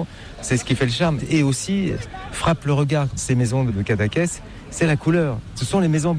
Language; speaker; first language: French; native; French